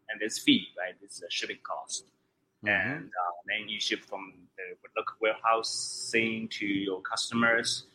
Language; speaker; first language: English; non-native, fluent; Chinese